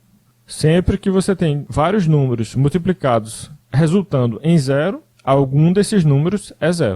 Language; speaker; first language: Portuguese; native; Portuguese